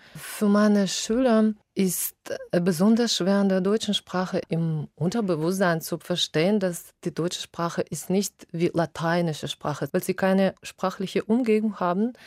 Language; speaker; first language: German; non-native, fluent; Russian